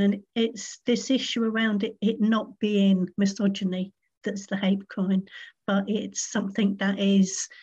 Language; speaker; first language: English; native; English